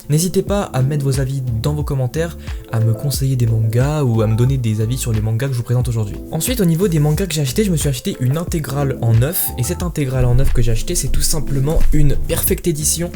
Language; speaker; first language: French; native; French